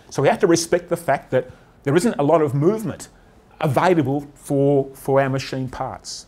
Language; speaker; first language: English; native; English